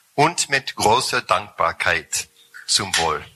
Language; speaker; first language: German; non-native, fluent; English